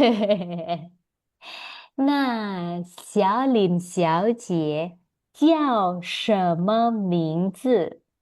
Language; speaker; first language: Chinese; non-native, fluent; Indonesian